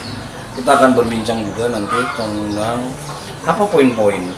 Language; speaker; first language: Indonesian; native; Indonesian